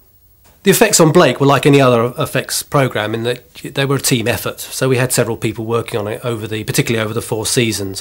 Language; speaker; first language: English; native; English